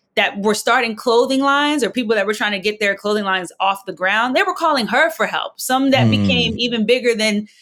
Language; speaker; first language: English; native; English